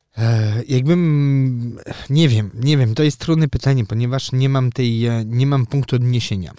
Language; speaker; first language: Polish; early bilingual, heritage; Polish